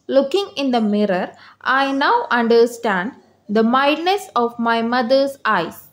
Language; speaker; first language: English; non-native, local second language; Malayalam